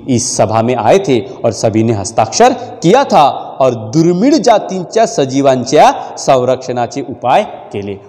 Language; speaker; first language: Hindi; non-native, local second language; Marathi